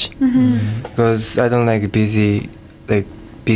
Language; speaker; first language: English; non-native, learner; Japanese